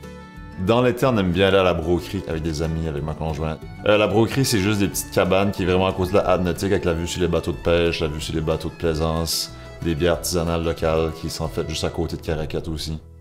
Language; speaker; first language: French; native; French